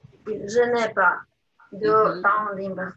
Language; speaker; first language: French; non-native, learner; Russian